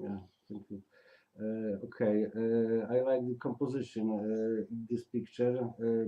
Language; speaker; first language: English; non-native, learner; Polish